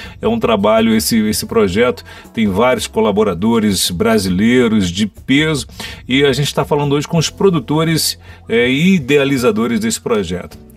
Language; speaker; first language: Portuguese; native; Portuguese